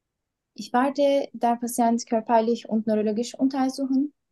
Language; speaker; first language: German; non-native, learner; Turkish